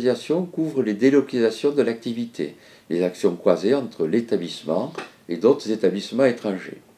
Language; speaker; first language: French; native; French